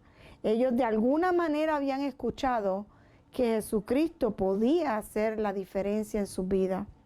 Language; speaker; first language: Spanish; native; Spanish